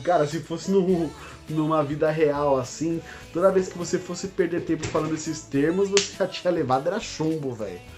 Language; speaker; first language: Portuguese; native; Portuguese